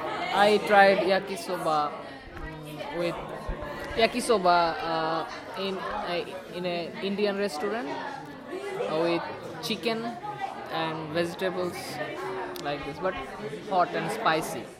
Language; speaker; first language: English; non-native, learner; Bangla